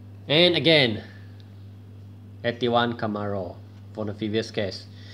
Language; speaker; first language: English; non-native, local second language; Malay